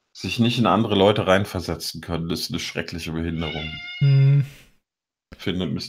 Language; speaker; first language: German; native; German